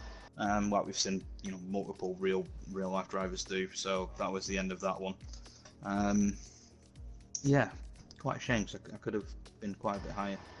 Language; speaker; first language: English; native; English